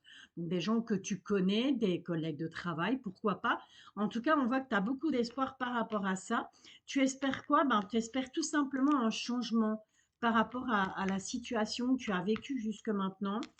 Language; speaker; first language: French; native; French